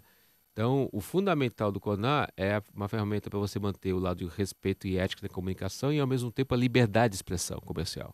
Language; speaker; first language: Portuguese; native; Portuguese